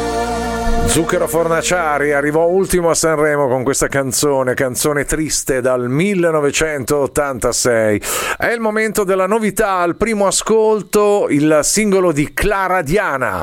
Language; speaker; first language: Italian; native; Italian